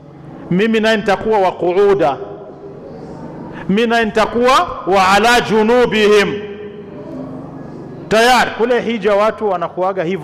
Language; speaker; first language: Swahili; non-native, local second language; Rundi